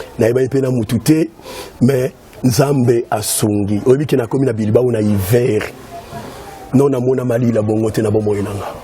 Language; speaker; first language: Lingala; native; Lingala